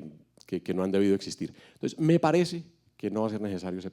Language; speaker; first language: Spanish; native; Spanish